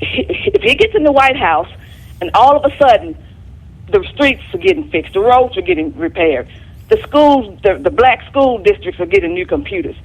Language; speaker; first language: English; native; English